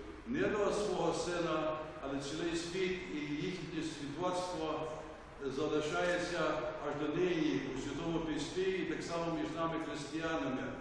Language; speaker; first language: Ukrainian; early bilingual, heritage; Ukrainian